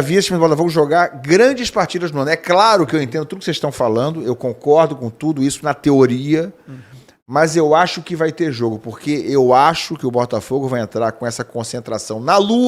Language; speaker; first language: Portuguese; native; Portuguese